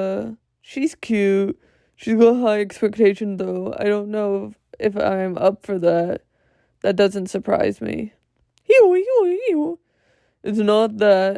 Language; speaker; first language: English; native; English